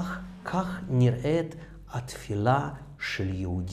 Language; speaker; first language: Hebrew; non-native, fluent; Russian